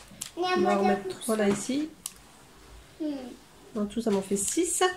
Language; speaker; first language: French; native; French